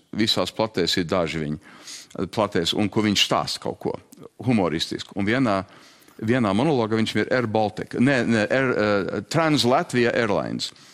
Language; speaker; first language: Latvian; early bilingual, heritage; Latvian